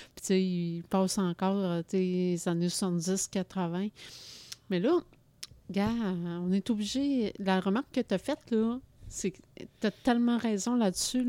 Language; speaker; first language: French; native; French